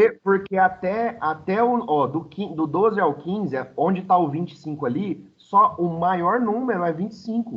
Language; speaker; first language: Portuguese; native; Portuguese